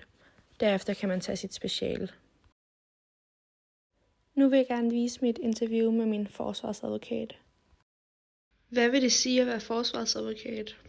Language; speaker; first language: Danish; native; Danish